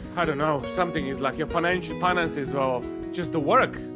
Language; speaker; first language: English; non-native, fluent; Serbian